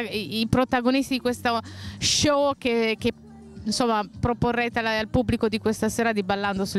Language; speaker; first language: Italian; native; Italian